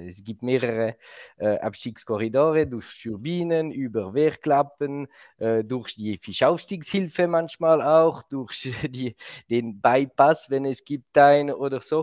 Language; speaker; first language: German; non-native, local second language; French